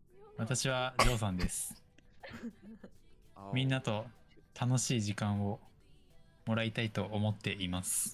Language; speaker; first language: Japanese; native; Japanese